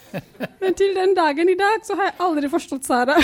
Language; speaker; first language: Norwegian; non-native, fluent; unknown